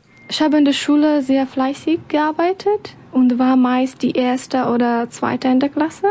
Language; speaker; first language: German; non-native, learner; Persian